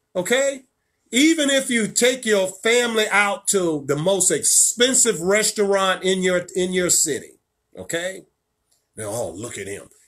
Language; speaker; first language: English; native; English